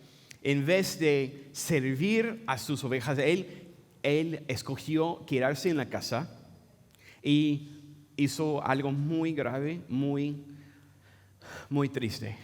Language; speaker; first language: Spanish; non-native, fluent; English